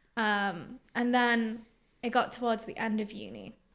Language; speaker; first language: English; early bilingual, other home language; Greek